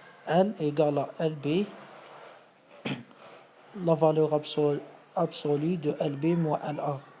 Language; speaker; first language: French; non-native, fluent; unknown